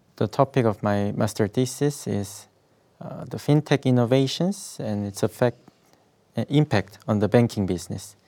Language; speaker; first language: English; non-native, fluent; Korean